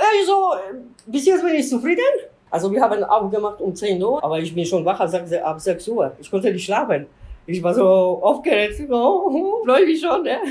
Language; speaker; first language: German; non-native, learner; Polish